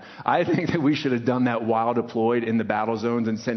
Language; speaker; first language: English; native; English